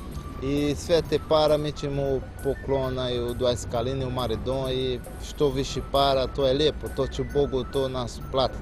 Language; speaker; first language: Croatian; non-native, learner; Portuguese